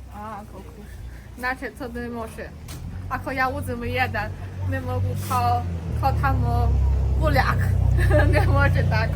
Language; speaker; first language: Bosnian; non-native, learner; Chinese